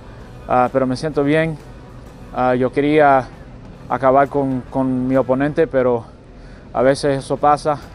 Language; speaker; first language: Spanish; early bilingual, heritage; Spanish